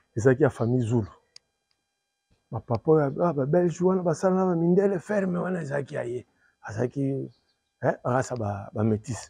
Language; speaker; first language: Lingala; native; Lingala